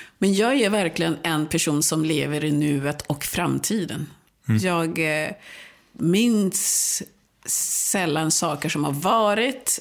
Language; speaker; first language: Swedish; early bilingual, other home language; Swahili